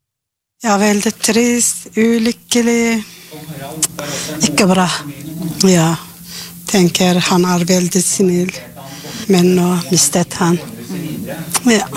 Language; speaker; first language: Norwegian; non-native, learner; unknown